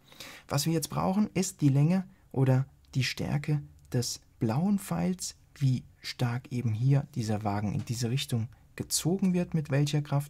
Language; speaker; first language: German; native; German